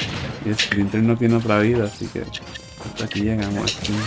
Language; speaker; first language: Spanish; native; Spanish